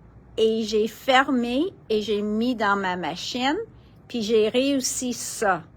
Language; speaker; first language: French; non-native, local second language; English